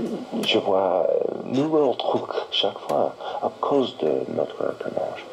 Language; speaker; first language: French; non-native, learner; English